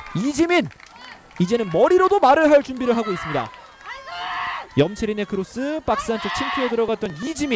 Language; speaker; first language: Korean; native; Korean